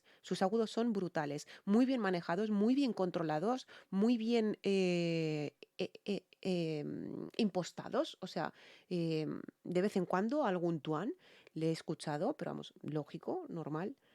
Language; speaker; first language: Spanish; native; Spanish